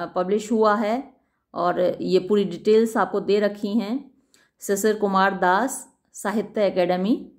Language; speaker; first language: Hindi; native; Hindi